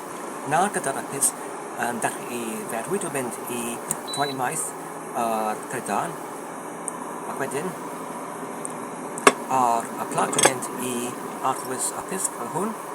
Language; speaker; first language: Welsh; non-native, learner; English